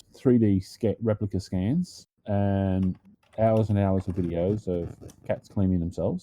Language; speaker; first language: English; native; English